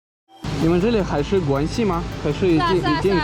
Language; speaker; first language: Chinese; non-native, fluent; Russian